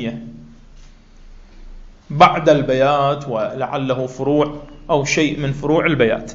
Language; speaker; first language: Arabic; native; Arabic